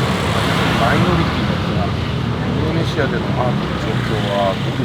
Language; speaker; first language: Japanese; native; Japanese